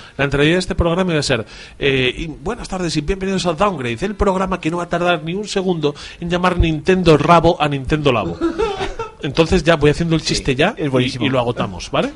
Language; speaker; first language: Spanish; native; Spanish